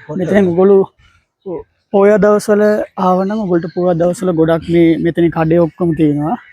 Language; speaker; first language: Sinhala; non-native, local second language; Tamil